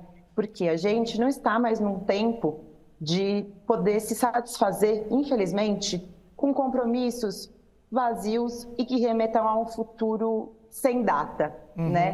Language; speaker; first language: Portuguese; native; Portuguese